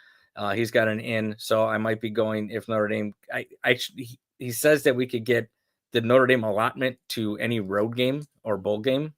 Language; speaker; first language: English; native; English